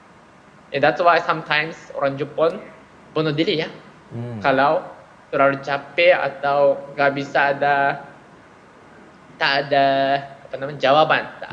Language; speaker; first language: Indonesian; non-native, fluent; Japanese